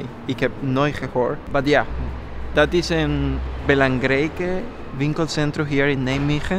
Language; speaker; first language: Dutch; non-native, learner; Spanish